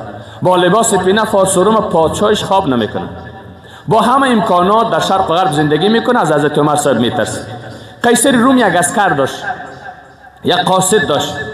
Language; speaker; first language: Persian; native; Persian